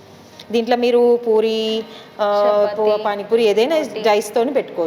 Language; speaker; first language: Telugu; native; Telugu